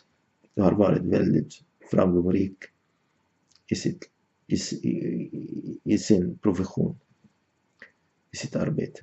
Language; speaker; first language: Swedish; non-native, fluent; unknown